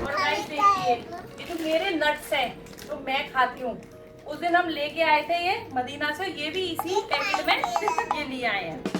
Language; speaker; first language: Hindi; native; Hindi